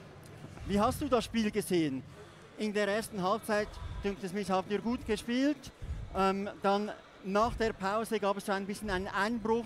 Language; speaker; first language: German; native; German